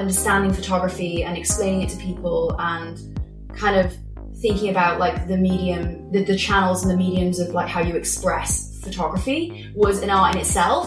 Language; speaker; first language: English; native; English